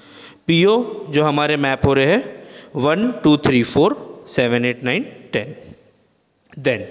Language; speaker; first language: Hindi; non-native, local second language; Marathi